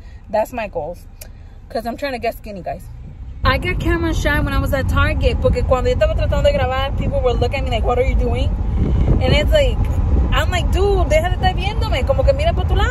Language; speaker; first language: English; early bilingual, other home language; Spanish